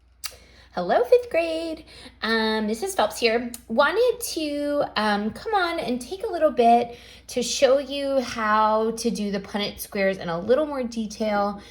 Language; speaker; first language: English; native; English